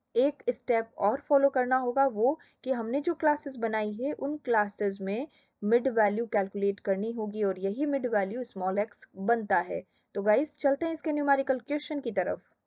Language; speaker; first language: Hindi; native; Hindi